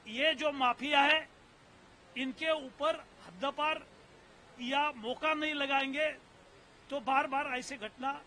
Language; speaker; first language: Hindi; non-native, local second language; Marathi